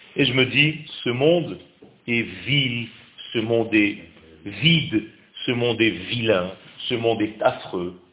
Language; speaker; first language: French; non-native, fluent; Hebrew